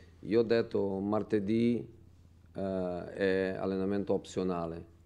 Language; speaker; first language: Italian; non-native, fluent; Portuguese